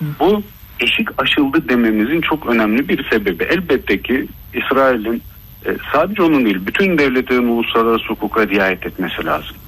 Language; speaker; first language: Turkish; early bilingual, heritage; Turkish